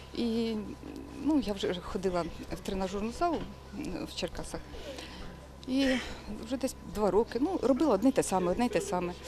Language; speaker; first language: Ukrainian; native; Ukrainian